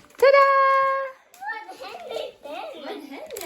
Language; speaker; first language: Swedish; non-native, learner; Thai